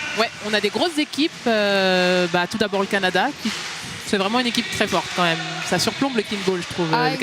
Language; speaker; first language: French; native; French